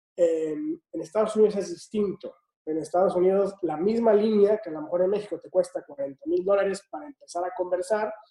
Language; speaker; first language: Spanish; native; Spanish